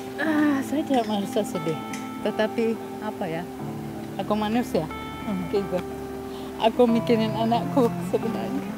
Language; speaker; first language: Indonesian; non-native, fluent; English